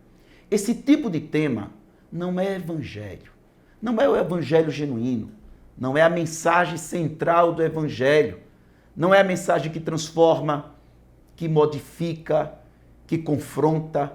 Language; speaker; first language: Portuguese; native; Portuguese